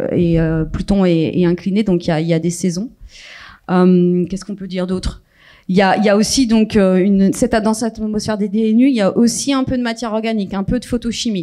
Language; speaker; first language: French; native; French